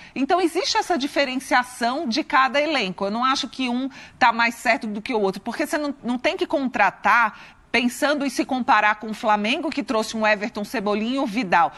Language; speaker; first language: Portuguese; native; Portuguese